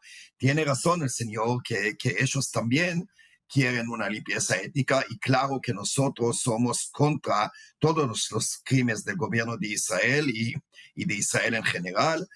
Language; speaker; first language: Spanish; non-native, fluent; Hebrew